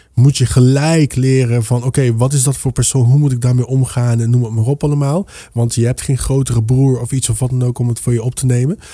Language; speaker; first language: Dutch; early bilingual, other home language; Papiamento